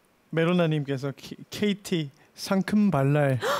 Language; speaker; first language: Korean; native; Korean